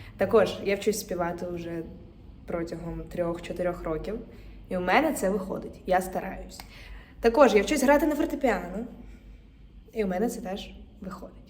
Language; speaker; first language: Ukrainian; native; Ukrainian